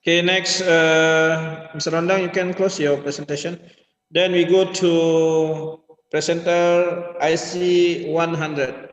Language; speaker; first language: English; non-native, learner; Indonesian